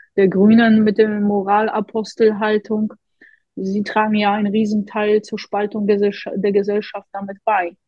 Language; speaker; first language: German; non-native, fluent; Polish